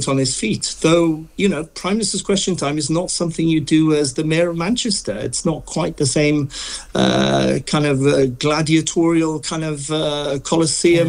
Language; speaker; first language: English; native; English